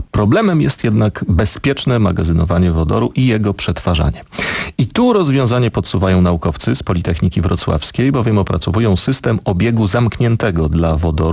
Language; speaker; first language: Polish; native; Polish